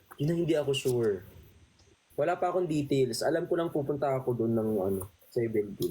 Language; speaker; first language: Filipino; native; Filipino